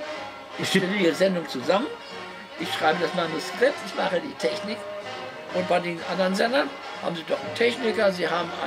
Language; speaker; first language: German; native; German